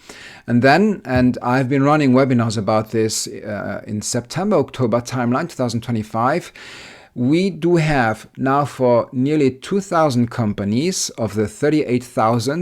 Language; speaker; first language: English; non-native, fluent; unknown